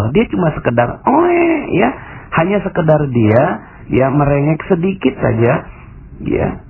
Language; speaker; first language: Indonesian; native; Indonesian